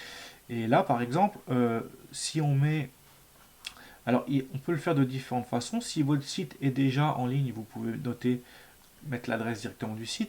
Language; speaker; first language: French; native; French